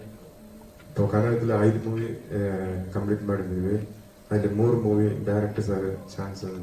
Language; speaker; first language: Kannada; non-native, learner; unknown